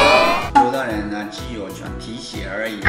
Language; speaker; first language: Chinese; non-native, learner; Japanese